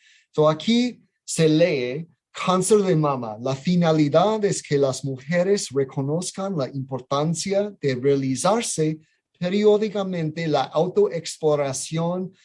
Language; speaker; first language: Spanish; non-native, fluent; English